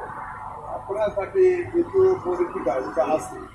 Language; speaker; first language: Indonesian; non-native, fluent; Turkish